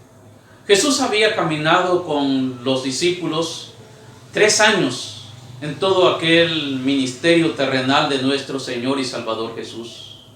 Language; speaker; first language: Spanish; native; Spanish